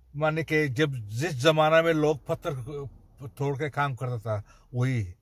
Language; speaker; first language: Hindi; non-native, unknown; Bangla